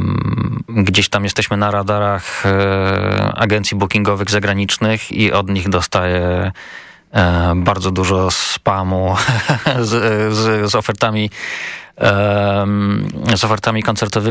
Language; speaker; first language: Polish; native; Polish